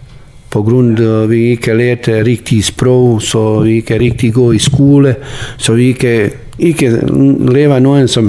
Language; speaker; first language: Danish; non-native, learner; Bosnian